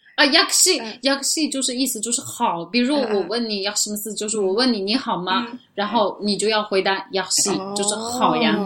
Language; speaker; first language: Chinese; non-native, local second language; Uyghur